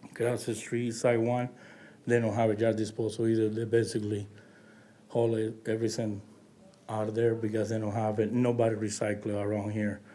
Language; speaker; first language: English; non-native, learner; Spanish